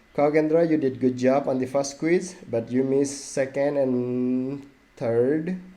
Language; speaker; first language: English; non-native, local second language; Nepali